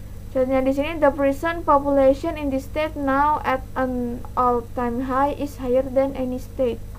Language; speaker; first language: English; non-native, fluent; Indonesian